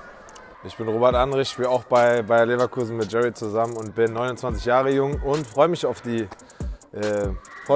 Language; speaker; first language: German; native; German